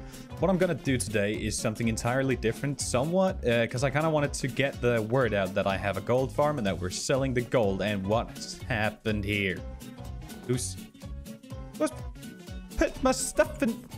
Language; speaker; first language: English; native; English